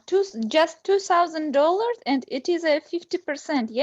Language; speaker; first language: English; non-native, learner; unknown